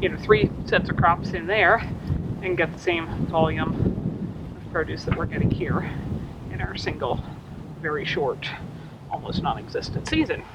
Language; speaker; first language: English; native; English